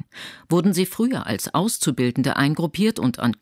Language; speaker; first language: German; native; German